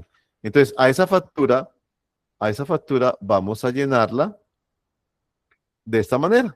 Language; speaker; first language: Spanish; native; Spanish